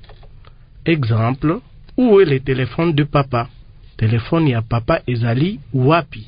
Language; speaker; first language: French; non-native, local second language; Lingala